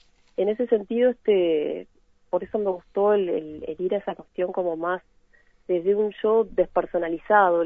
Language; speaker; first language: Spanish; native; Spanish